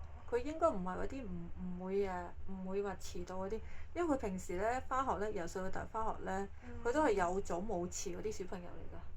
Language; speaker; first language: Cantonese; native; Cantonese